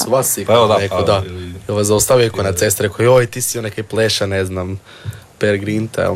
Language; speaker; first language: Serbian; native; Serbian